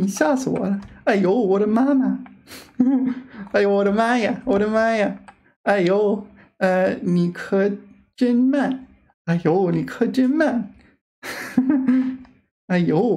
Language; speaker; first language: Chinese; non-native, fluent; English